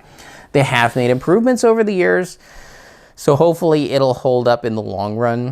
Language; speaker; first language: English; native; English